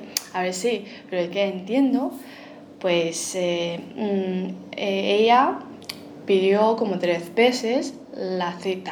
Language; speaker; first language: Spanish; non-native, fluent; Chinese